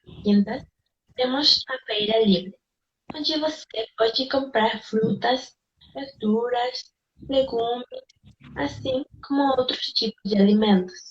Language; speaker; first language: Portuguese; non-native, fluent; Spanish